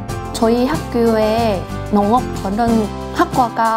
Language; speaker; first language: Korean; non-native, learner; Vietnamese